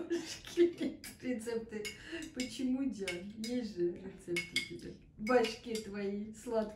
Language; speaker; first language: Russian; native; Russian